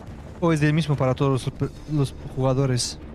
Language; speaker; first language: Spanish; non-native, learner; Turkish